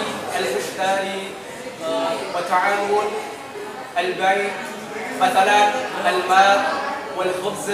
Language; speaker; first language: Arabic; non-native, learner; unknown